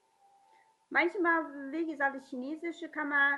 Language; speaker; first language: German; non-native, learner; Chinese